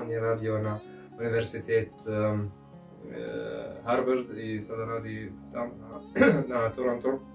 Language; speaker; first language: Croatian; early bilingual, heritage; English